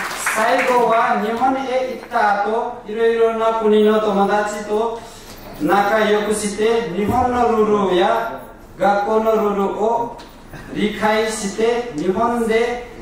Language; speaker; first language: Japanese; non-native, learner; Nepali